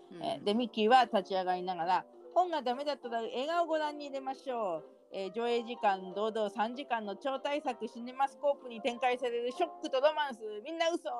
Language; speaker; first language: Japanese; native; Japanese